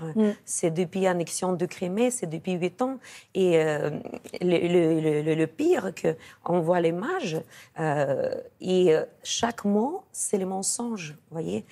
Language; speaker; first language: French; non-native, fluent; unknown